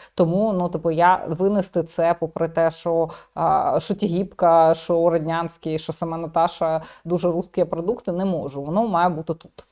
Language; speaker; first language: Ukrainian; native; Ukrainian